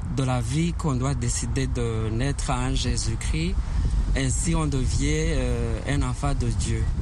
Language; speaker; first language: French; non-native, local second language; Kinyarwanda